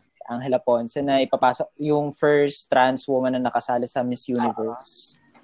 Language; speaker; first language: Filipino; native; Filipino